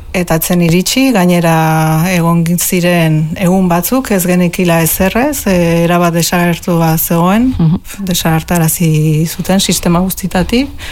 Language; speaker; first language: Basque; non-native, local second language; Spanish